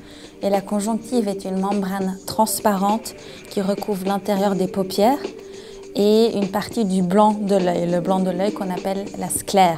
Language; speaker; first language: French; native; French